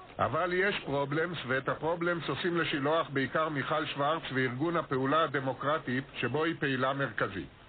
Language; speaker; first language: Hebrew; native; Hebrew